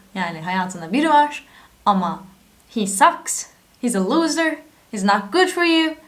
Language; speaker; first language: English; non-native, fluent; Turkish